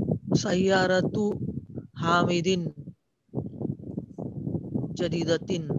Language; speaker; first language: Arabic; non-native, learner; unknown